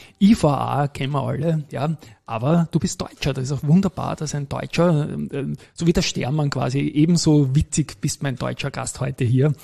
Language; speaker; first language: German; native; German